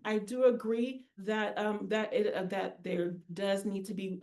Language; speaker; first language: English; native; English